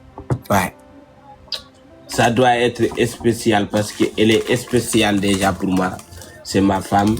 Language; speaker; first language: French; non-native, local second language; Wolof